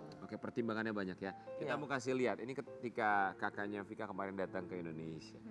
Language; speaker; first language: Indonesian; native; Indonesian